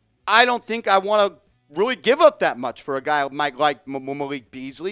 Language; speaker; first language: English; native; English